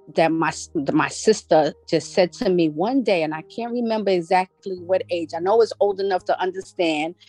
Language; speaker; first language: English; native; English